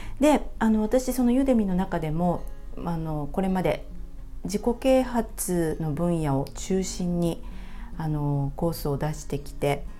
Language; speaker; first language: Japanese; native; Japanese